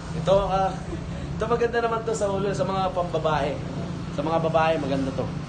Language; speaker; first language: Filipino; non-native, local second language; Pampanga